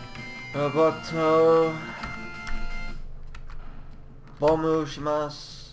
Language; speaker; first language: Japanese; non-native, learner; English